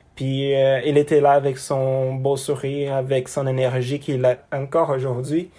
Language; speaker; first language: French; non-native, fluent; Portuguese